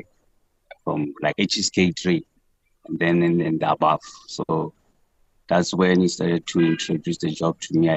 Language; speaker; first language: English; non-native, local second language; Southern Sotho